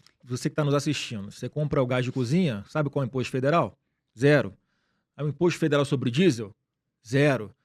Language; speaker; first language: Portuguese; native; Portuguese